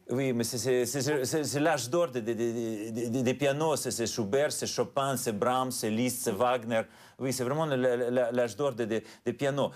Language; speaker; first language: French; non-native, fluent; Russian